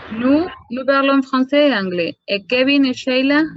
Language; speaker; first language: French; non-native, fluent; Spanish